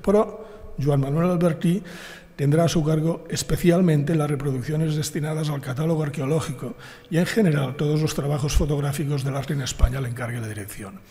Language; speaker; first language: Spanish; non-native, local second language; Catalan